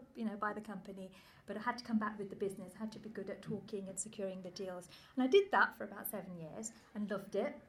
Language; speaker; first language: English; native; English